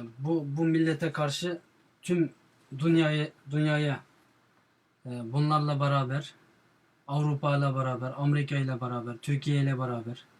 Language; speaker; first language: Turkish; non-native, fluent; Uyghur